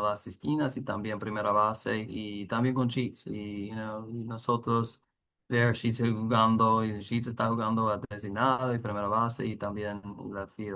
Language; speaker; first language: Spanish; non-native, learner; English